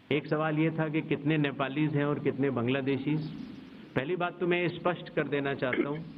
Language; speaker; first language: Hindi; native; Hindi